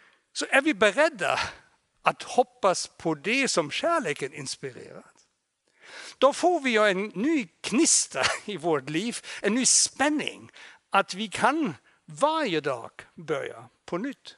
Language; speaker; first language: Swedish; non-native, fluent; German